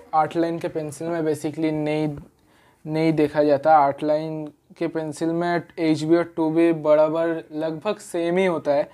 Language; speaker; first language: Hindi; non-native, local second language; Bangla